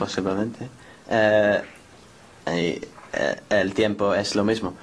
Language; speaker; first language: Spanish; non-native, learner; English